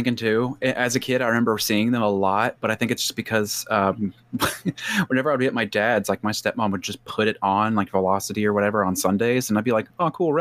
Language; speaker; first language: English; native; English